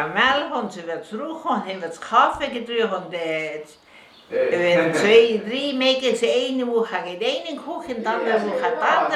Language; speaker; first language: German; early bilingual, heritage; German